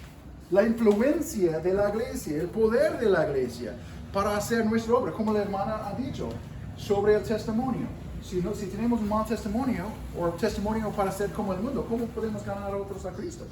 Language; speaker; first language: Spanish; non-native, fluent; English